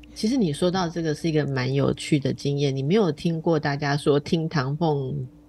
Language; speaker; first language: Chinese; native; Chinese